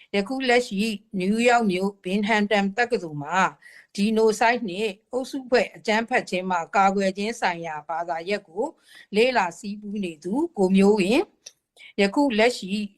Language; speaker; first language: Burmese; non-native, local second language; Rohingya